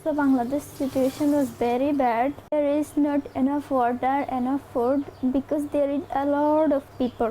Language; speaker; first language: English; non-native, learner; Rohingya